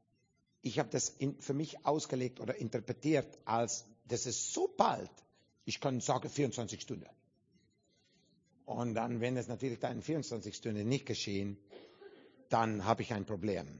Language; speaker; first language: German; non-native, learner; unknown